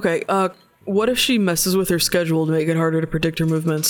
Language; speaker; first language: English; native; English